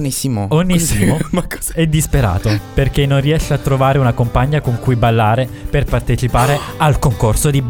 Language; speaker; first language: Italian; native; Italian